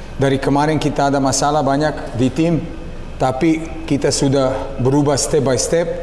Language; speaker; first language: Indonesian; non-native, learner; Serbian